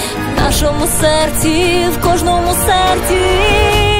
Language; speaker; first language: Ukrainian; native; Ukrainian